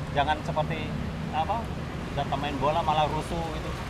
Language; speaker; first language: Indonesian; native; Indonesian